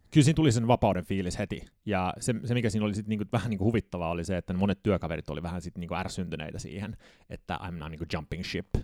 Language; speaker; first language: Finnish; early bilingual, heritage; Finnish